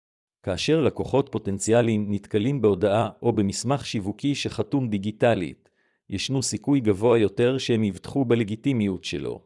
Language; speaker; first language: Hebrew; native; Hebrew